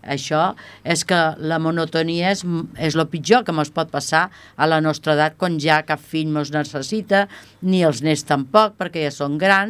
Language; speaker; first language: Catalan; non-native, local second language; Spanish